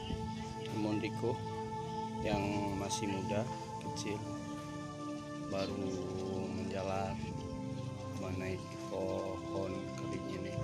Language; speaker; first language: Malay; non-native, local second language; Achinese